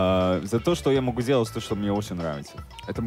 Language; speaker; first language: Russian; non-native, fluent; Latvian